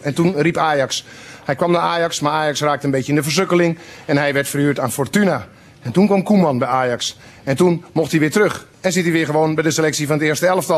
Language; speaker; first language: Dutch; native; Dutch